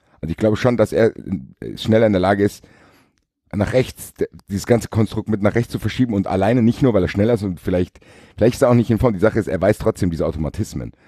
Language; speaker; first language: German; native; German